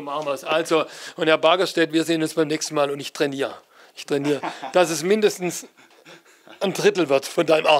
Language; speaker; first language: German; native; German